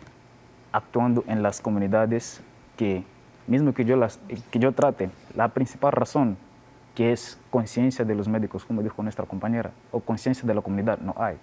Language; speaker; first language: Spanish; non-native, learner; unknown